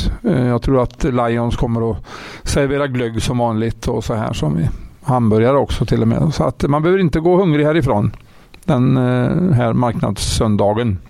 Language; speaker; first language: Swedish; native; Swedish